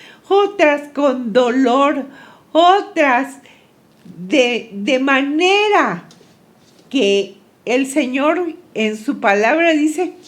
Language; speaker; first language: Spanish; native; Spanish